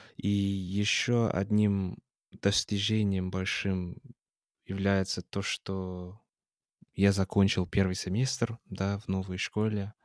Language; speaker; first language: Russian; non-native, fluent; English